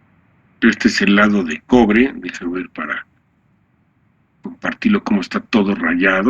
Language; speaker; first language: Spanish; native; Spanish